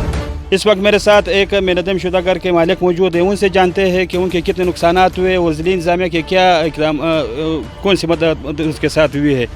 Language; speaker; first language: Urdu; non-native, local second language; Pashto